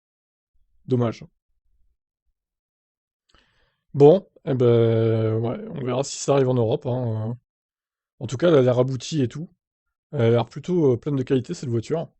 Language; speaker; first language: French; native; French